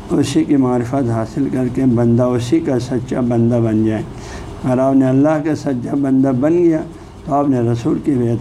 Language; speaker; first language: Urdu; non-native, local second language; Balti